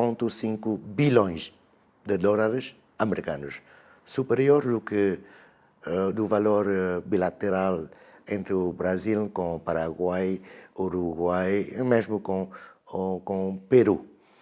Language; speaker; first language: Portuguese; non-native, fluent; Vietnamese